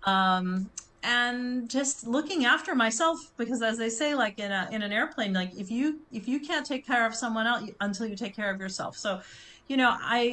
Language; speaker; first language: English; native; English